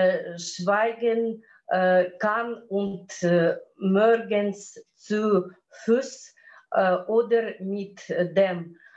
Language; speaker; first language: German; non-native, learner; Russian